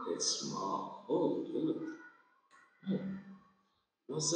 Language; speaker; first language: English; non-native, fluent; Vietnamese